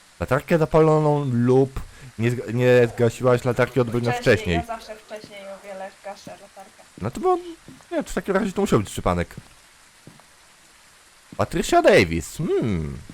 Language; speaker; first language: Polish; native; Polish